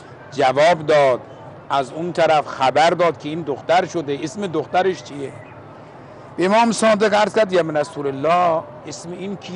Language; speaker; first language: Persian; native; Persian